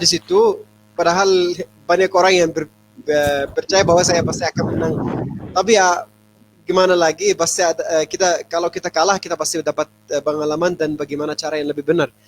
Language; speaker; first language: Indonesian; non-native, fluent; Arabic